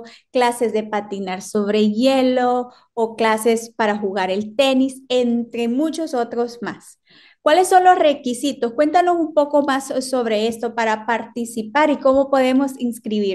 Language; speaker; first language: Spanish; native; Spanish